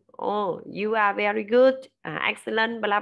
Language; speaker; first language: English; non-native, learner; Vietnamese